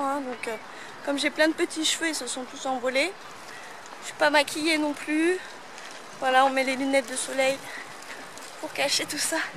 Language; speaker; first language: French; native; French